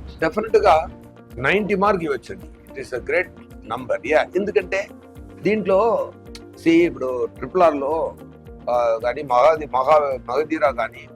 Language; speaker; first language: Telugu; non-native, fluent; Tamil